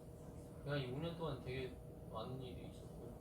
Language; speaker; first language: Korean; non-native, fluent; Chinese